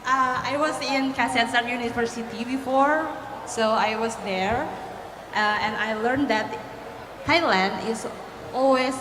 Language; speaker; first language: English; non-native, fluent; Indonesian